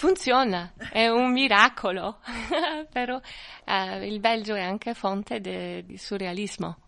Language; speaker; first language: Italian; non-native, fluent; French